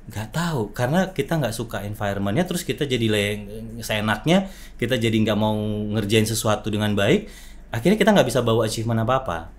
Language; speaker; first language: Indonesian; native; Indonesian